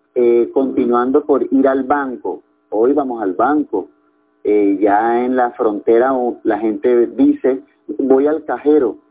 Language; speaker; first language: Spanish; native; Spanish